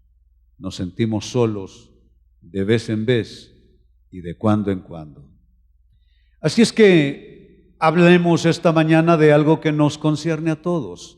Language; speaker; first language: Spanish; native; Spanish